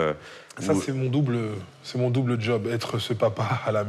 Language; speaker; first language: French; native; French